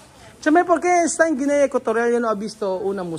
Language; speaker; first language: Spanish; non-native, learner; Filipino